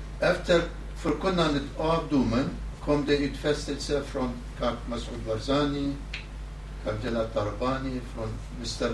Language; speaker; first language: Swedish; non-native, fluent; Southern Kurdish